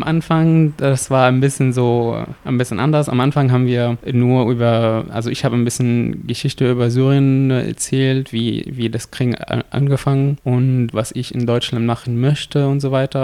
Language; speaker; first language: German; non-native, learner; Arabic